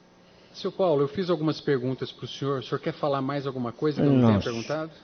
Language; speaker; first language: Portuguese; native; Portuguese